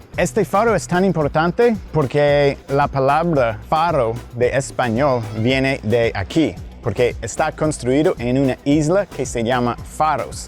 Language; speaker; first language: Spanish; non-native, fluent; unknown